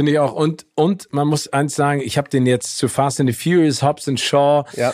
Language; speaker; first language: German; native; German